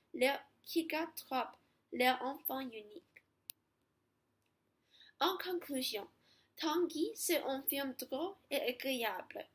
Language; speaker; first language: French; non-native, learner; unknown